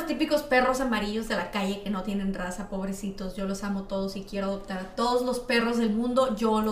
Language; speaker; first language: Spanish; native; Spanish